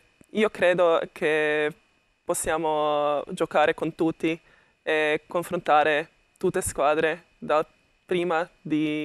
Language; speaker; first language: Italian; non-native, learner; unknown